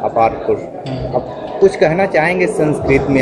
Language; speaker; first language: Hindi; native; Hindi